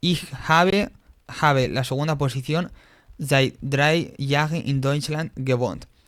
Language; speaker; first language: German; non-native, fluent; Spanish